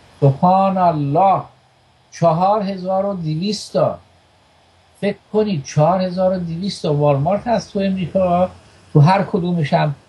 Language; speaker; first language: Persian; native; Persian